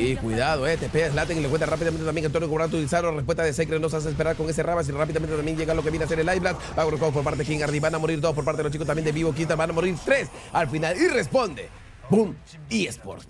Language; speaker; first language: Spanish; native; Spanish